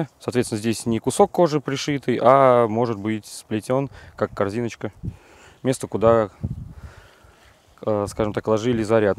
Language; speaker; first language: Russian; native; Russian